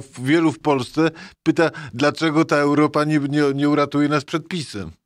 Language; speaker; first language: Polish; native; Polish